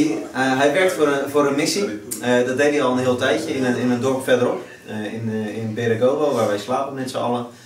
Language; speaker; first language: Dutch; native; Dutch